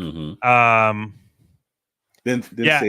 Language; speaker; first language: English; native; English